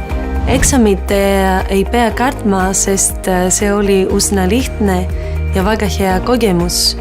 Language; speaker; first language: Estonian; non-native, learner; Greek